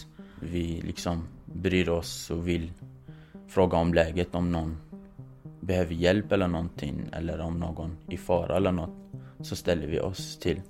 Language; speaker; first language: Swedish; non-native, fluent; Kurdish